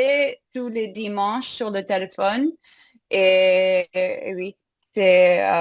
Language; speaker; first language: French; non-native, fluent; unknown